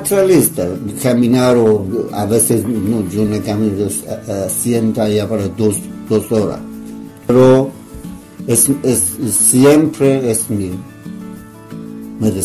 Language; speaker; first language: Spanish; non-native, learner; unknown